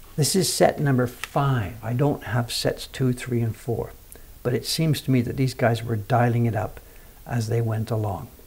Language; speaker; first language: English; native; English